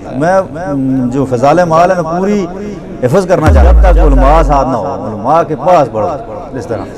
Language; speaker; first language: Urdu; non-native, local second language; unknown